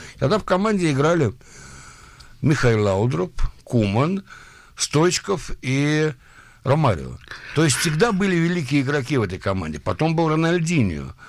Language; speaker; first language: Russian; early bilingual, heritage; Russian